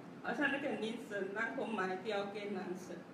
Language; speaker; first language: Chinese; non-native, learner; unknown